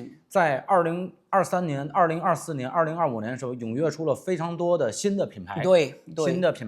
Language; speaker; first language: Chinese; native; Chinese